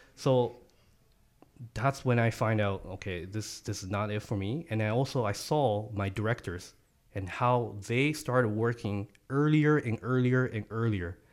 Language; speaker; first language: English; non-native, fluent; Japanese